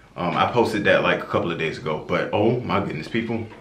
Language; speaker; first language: English; native; English